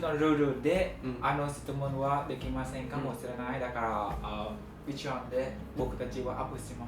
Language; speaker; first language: Japanese; non-native, learner; Vietnamese